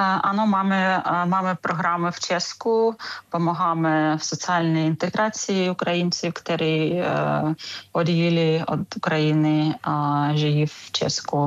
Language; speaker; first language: Czech; non-native, learner; Ukrainian